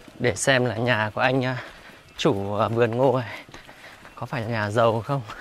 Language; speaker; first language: Vietnamese; native; Vietnamese